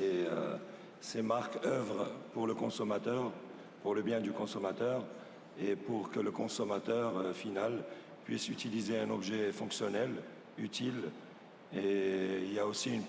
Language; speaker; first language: French; non-native, local second language; Arabic